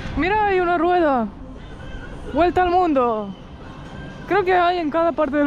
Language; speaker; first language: Spanish; native; Spanish